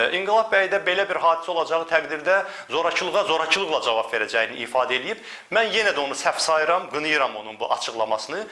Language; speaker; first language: Azerbaijani; native; Azerbaijani